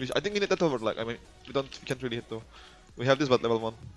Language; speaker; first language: English; non-native, fluent; Turkish